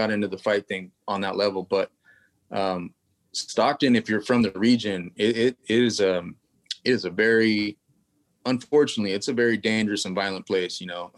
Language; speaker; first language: English; native; English